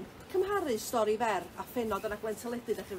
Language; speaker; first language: Welsh; native; Welsh